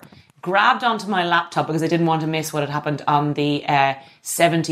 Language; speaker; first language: English; native; English